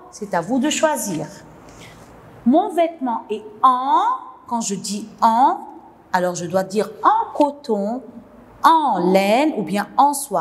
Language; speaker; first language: French; non-native, local second language; Arabic